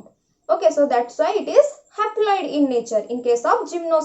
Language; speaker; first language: English; non-native, local second language; Hindi